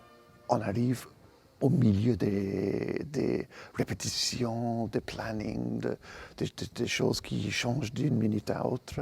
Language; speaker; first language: French; non-native, fluent; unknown